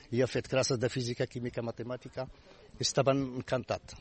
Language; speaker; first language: Catalan; non-native, learner; Arabic